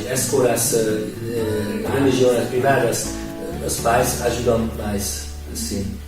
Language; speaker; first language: Portuguese; non-native, fluent; Hungarian